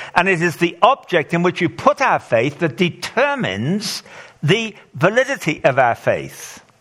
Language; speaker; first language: English; native; English